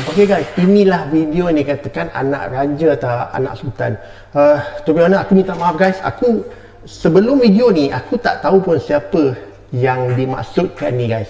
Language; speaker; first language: Malay; native; Malay